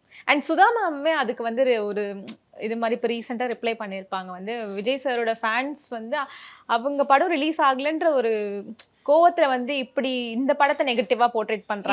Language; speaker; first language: Tamil; native; Tamil